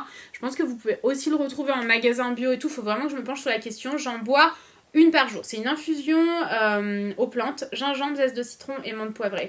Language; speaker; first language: French; native; French